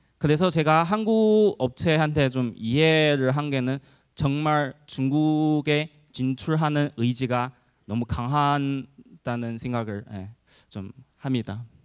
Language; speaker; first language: Korean; non-native, fluent; Chinese